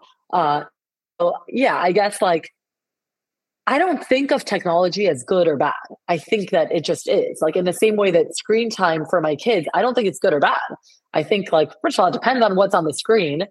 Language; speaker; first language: English; non-native, fluent; Spanish